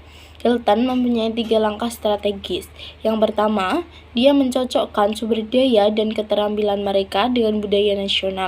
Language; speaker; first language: Indonesian; native; Indonesian